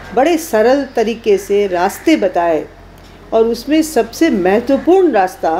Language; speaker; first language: Hindi; native; Hindi